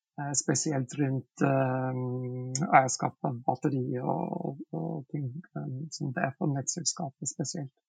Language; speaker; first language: Norwegian; non-native, fluent; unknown